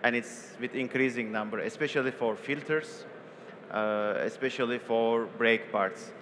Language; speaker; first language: English; non-native, fluent; Turkish